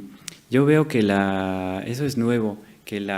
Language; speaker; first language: Spanish; non-native, fluent; French